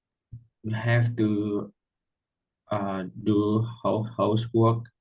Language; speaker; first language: English; non-native, learner; Vietnamese